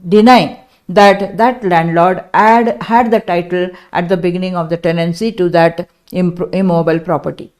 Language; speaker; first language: English; non-native, local second language; Kannada